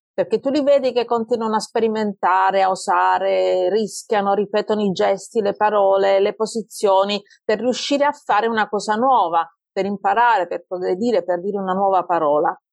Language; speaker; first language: Italian; native; Italian